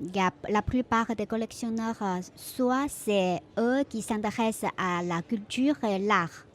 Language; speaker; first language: French; non-native, fluent; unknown